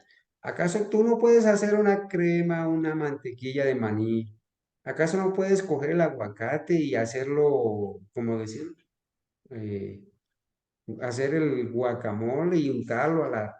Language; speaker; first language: Spanish; native; Spanish